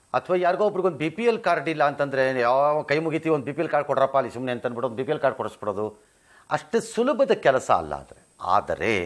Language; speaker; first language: Kannada; native; Kannada